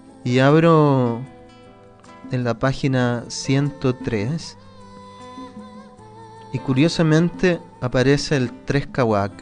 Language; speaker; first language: Spanish; native; Spanish